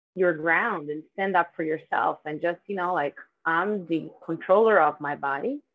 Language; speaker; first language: English; non-native, fluent; Portuguese